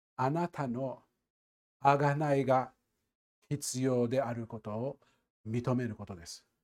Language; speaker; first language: Japanese; non-native, fluent; English